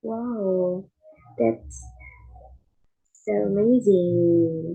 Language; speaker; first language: English; non-native, fluent; Indonesian